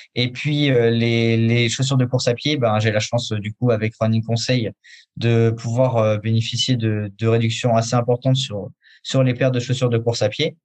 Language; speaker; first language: French; native; French